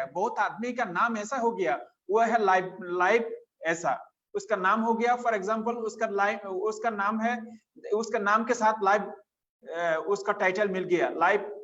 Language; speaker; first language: Hindi; non-native, fluent; Bangla